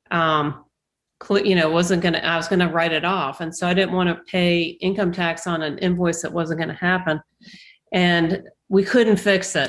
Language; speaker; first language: English; native; English